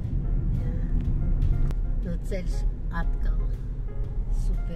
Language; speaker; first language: Latvian; non-native, local second language; Russian